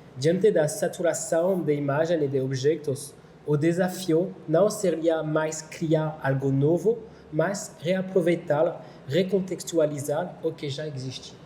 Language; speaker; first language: Portuguese; non-native, learner; French